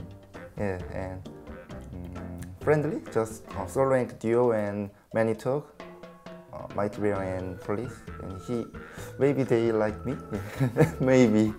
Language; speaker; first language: English; non-native, learner; Korean